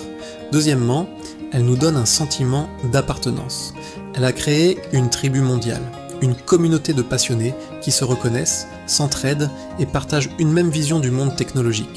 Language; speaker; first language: French; native; French